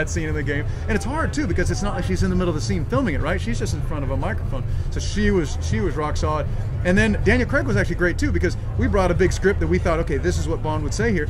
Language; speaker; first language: English; native; English